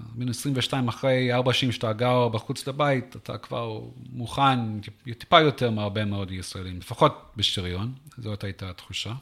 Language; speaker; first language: Hebrew; non-native, fluent; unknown